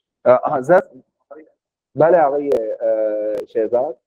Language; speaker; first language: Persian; non-native, fluent; Urdu